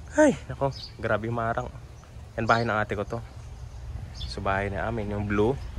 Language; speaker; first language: Filipino; non-native, local second language; Hiligaynon